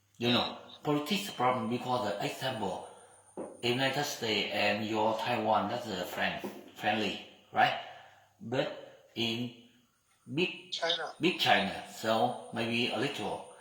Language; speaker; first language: English; non-native, learner; Vietnamese